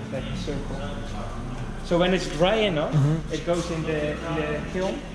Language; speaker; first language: English; non-native, fluent; Dutch